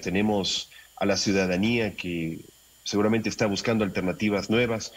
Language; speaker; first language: Spanish; native; Spanish